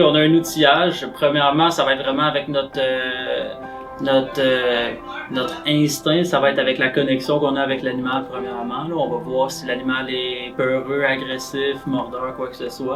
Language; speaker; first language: French; native; French